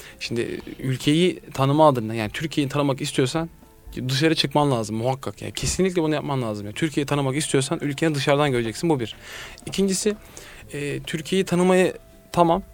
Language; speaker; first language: Turkish; native; Turkish